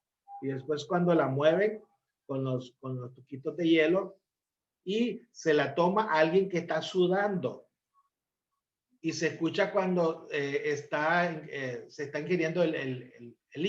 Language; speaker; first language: Spanish; native; Spanish